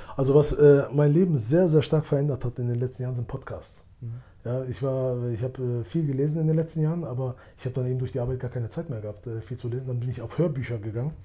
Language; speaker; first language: German; early bilingual, other home language; Albanian